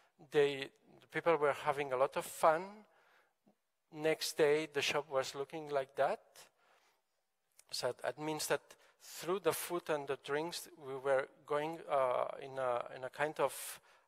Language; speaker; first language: English; non-native, fluent; Catalan